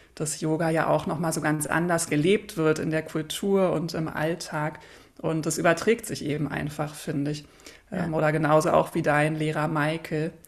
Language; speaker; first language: German; native; German